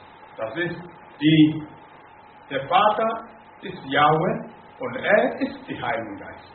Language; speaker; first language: German; non-native, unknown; Akan